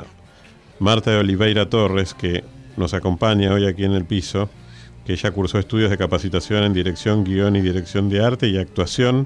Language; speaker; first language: Spanish; native; Spanish